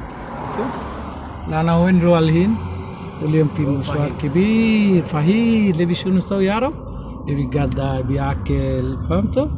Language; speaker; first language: Arabic; non-native, learner; Bangla